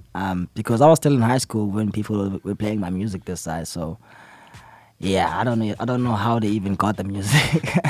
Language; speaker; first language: English; non-native, local second language; Zulu